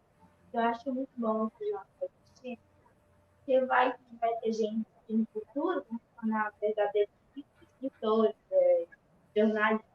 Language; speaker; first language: Portuguese; early bilingual, other home language; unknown